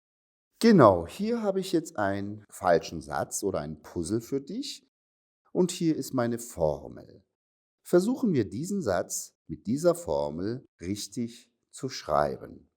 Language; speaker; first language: German; non-native, fluent; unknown